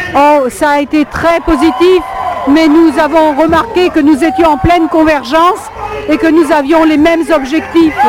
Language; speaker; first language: French; native; French